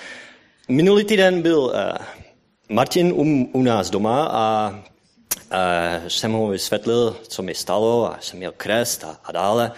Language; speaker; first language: Czech; non-native, learner; Dutch